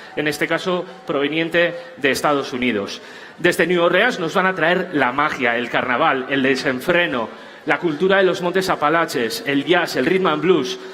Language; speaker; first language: Spanish; native; Spanish